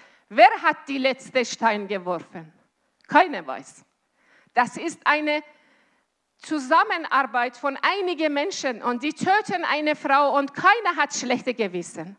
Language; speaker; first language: German; non-native, fluent; Azerbaijani